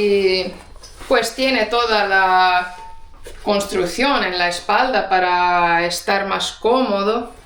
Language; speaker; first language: Spanish; non-native, fluent; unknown